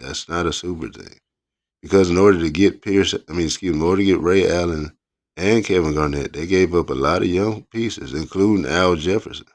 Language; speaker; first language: English; native; English